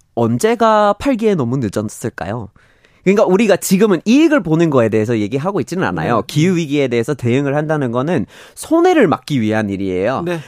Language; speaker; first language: Korean; non-native, fluent; English